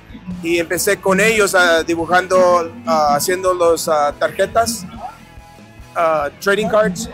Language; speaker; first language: Spanish; non-native, fluent; English